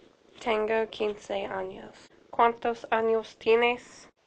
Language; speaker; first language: Spanish; non-native, learner; English